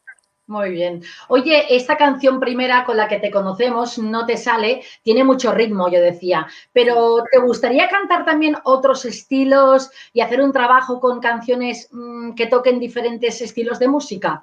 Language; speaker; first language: Spanish; native; Spanish